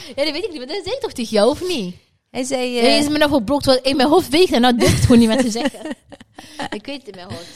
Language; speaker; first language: Dutch; early bilingual, other home language; Arabic